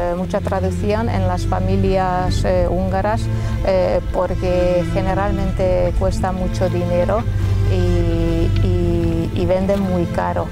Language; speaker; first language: Spanish; non-native, fluent; Hungarian